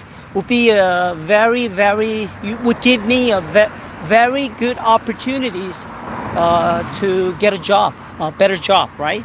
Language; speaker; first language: English; non-native, fluent; Korean